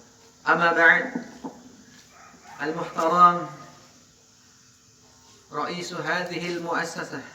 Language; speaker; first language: Arabic; non-native, fluent; Indonesian